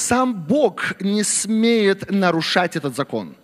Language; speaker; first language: Russian; native; Russian